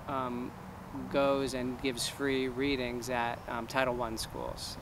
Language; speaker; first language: English; native; English